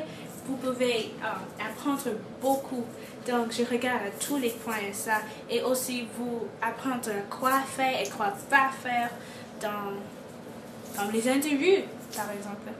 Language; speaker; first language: French; non-native, local second language; English